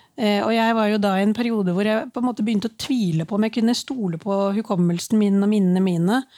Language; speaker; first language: Norwegian; early bilingual, other home language; Urdu